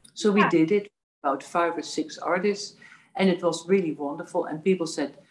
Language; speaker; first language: English; non-native, fluent; Dutch